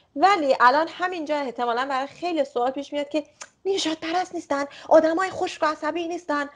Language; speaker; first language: Persian; early bilingual, heritage; Persian